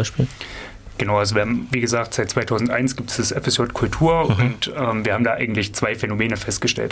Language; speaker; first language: German; native; German